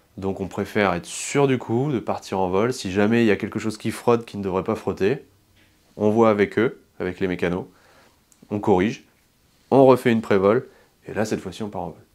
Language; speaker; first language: French; native; French